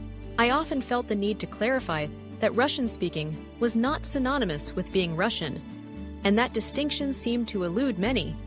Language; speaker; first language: English; early bilingual, other home language; Russian